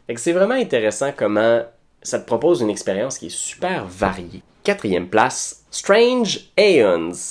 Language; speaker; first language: French; native; French